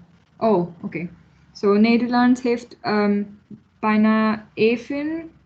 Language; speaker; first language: Dutch; non-native, learner; English